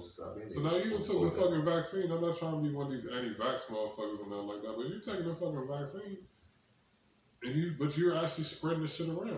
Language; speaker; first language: English; native; English